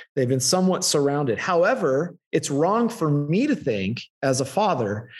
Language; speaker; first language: English; native; English